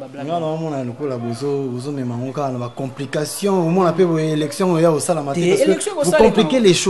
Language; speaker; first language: French; non-native, local second language; Lingala